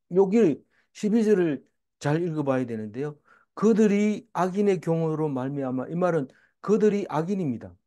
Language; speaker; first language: Korean; native; Korean